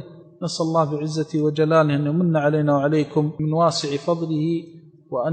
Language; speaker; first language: Arabic; native; Arabic